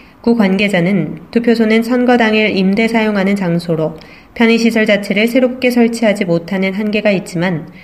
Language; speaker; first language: Korean; native; Korean